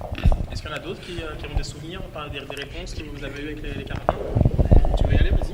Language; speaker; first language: French; native; French